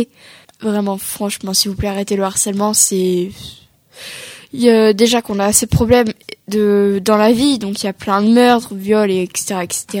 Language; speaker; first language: French; native; French